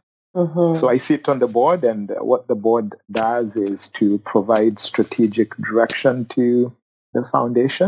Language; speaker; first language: English; non-native, local second language; Kinyarwanda